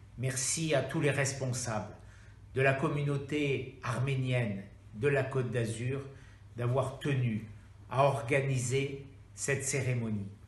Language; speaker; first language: French; native; French